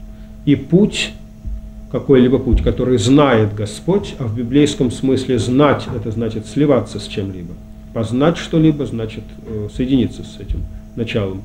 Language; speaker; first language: Russian; native; Russian